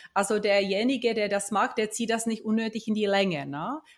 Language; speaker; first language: German; non-native, fluent; Czech